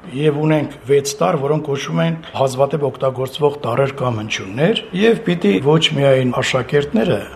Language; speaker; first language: Armenian; non-native, local second language; Kurdish